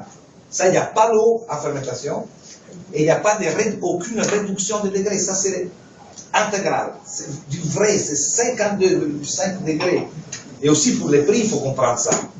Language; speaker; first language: French; non-native, fluent; Italian